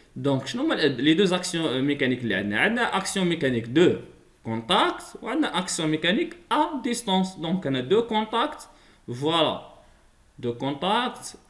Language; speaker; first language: French; non-native, local second language; Arabic